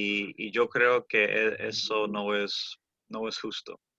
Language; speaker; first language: Spanish; early bilingual, heritage; Spanish